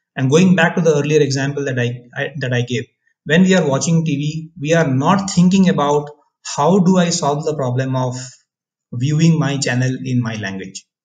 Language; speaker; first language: English; non-native, local second language; Odia